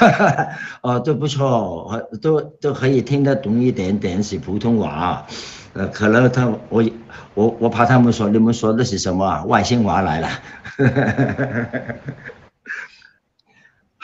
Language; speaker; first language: Chinese; non-native, local second language; Cantonese